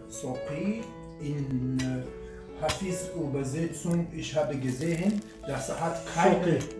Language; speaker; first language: German; non-native, learner; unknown